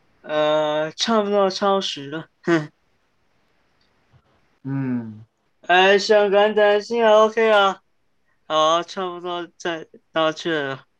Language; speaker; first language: Chinese; early bilingual, heritage; Chinese